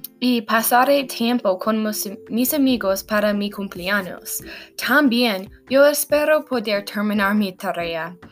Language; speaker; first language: Spanish; non-native, learner; English